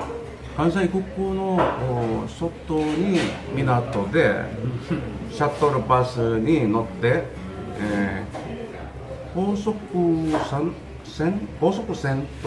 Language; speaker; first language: Japanese; non-native, learner; Korean